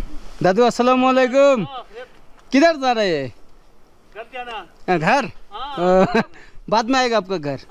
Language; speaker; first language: Hindi; non-native, learner; Bangla